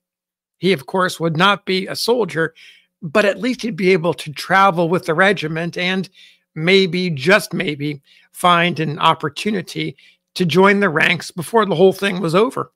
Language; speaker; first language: English; native; English